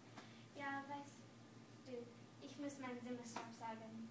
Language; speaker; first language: German; non-native, learner; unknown